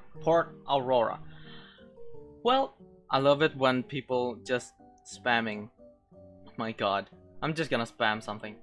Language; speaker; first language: English; non-native, local second language; Filipino